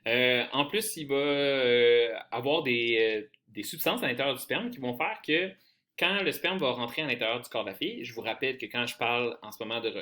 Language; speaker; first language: French; native; French